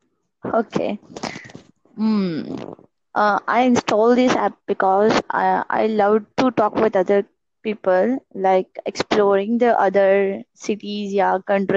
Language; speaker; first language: English; non-native, learner; Gujarati